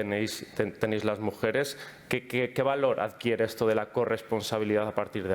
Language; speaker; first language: Spanish; native; Spanish